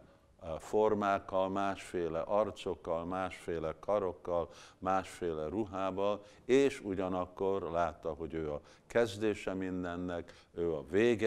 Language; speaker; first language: Hungarian; early bilingual, heritage; Hungarian